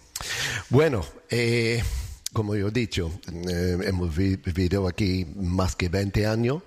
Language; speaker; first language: Spanish; non-native, learner; English